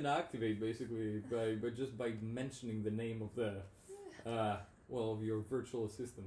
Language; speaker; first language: English; non-native, fluent; Greek